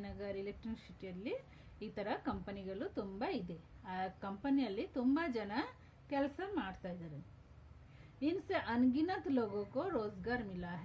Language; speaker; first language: Kannada; non-native, fluent; Hindi